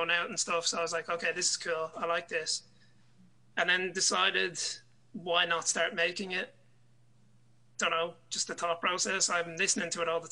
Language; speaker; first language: English; native; English